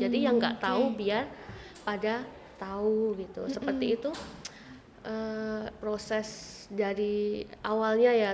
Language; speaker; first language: Indonesian; native; Indonesian